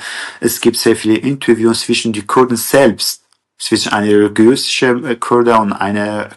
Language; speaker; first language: German; non-native, fluent; Kurdish